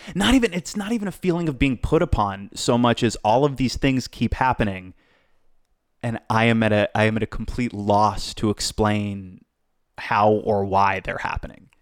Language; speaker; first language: English; native; English